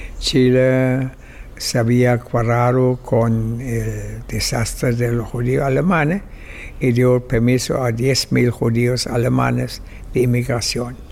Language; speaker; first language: Spanish; non-native, fluent; German